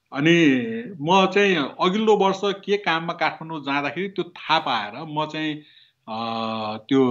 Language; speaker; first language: Nepali; non-native, local second language; Newari